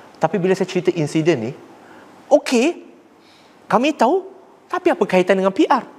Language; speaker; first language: Malay; non-native, local second language; Chinese